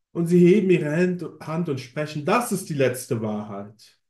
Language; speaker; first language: German; native; German